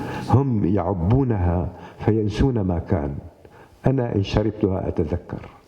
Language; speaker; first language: Arabic; native; Arabic